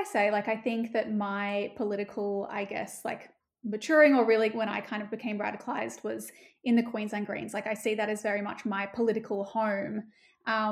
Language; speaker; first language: English; native; English